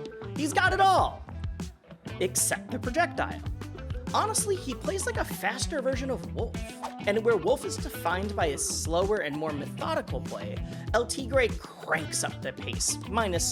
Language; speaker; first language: English; native; English